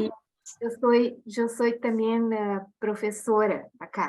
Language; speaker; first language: Spanish; non-native, learner; Portuguese